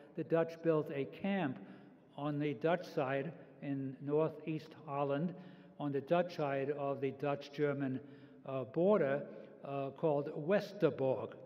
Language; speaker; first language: English; native; English